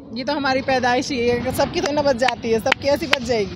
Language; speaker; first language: Hindi; native; Hindi